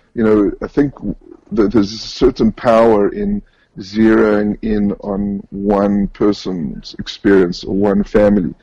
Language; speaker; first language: English; native; English